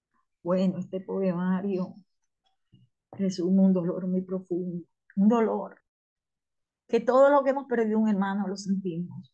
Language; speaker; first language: Spanish; native; Spanish